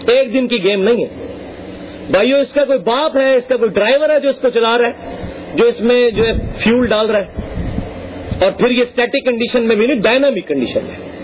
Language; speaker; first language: Urdu; non-native, local second language; Punjabi